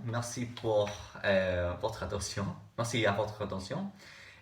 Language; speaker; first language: French; non-native, learner; English